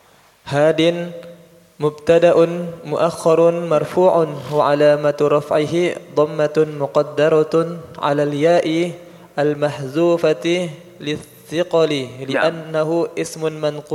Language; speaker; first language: Arabic; non-native, learner; Indonesian